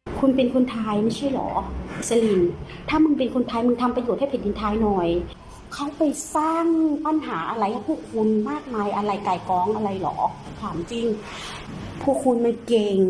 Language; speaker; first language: Thai; non-native, fluent; Burmese